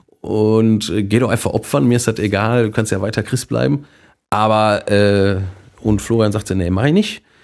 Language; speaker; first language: German; native; German